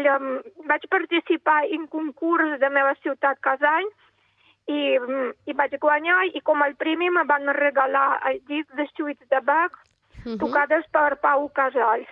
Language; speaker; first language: Catalan; non-native, fluent; Russian